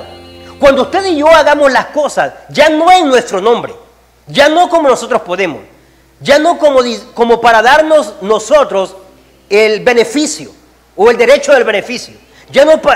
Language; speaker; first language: Spanish; native; Spanish